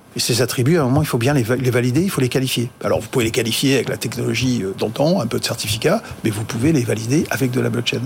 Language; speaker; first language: French; native; French